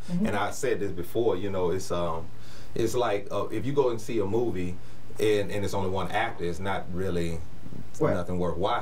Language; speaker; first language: English; native; English